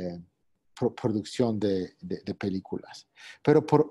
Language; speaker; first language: Spanish; non-native, fluent; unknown